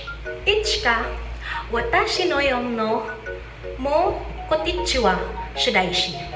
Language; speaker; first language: Japanese; non-native, learner; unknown